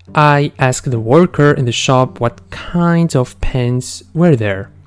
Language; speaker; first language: English; non-native, fluent; Arabic